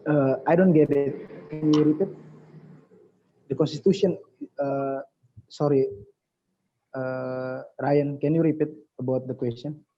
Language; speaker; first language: English; non-native, learner; Indonesian